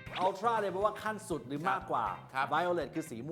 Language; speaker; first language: Thai; native; Thai